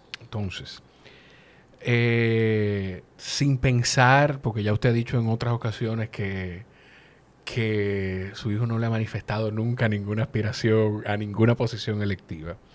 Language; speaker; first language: Spanish; native; Spanish